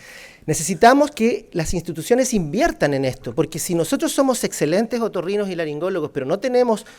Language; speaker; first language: Spanish; native; Spanish